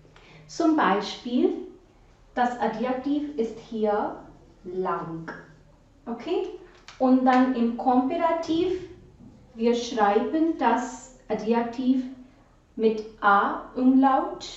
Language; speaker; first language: German; non-native, fluent; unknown